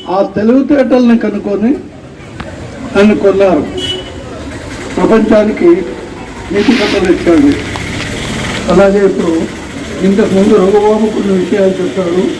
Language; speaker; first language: Telugu; native; Telugu